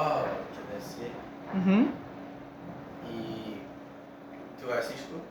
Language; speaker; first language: Bulgarian; non-native, learner; English